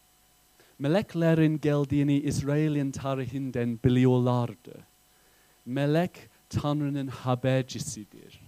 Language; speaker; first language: Turkish; non-native, fluent; English